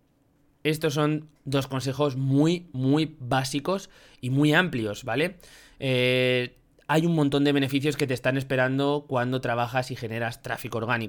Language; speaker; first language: Spanish; native; Spanish